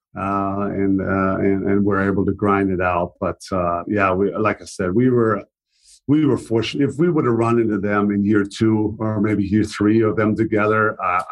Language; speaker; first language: English; non-native, fluent; German